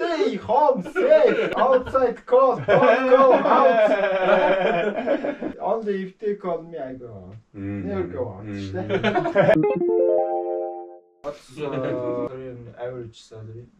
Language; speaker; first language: English; non-native, learner; Mongolian